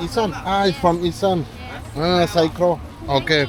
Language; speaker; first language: English; non-native, learner; French